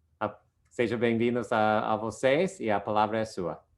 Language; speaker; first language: Portuguese; non-native, fluent; English